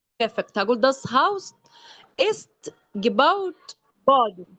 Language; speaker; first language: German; non-native, fluent; Arabic